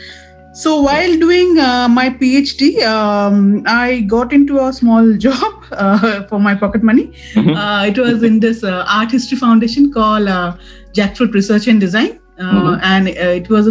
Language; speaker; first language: English; non-native, local second language; Assamese